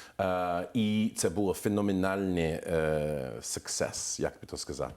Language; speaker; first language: Ukrainian; early bilingual, heritage; Ukrainian